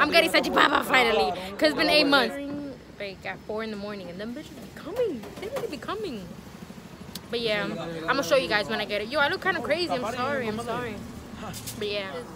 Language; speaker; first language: English; early bilingual, other home language; Spanish